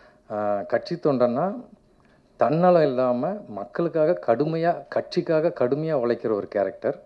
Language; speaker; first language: Tamil; native; Tamil